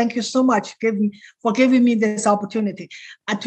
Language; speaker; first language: English; non-native, fluent; Chinese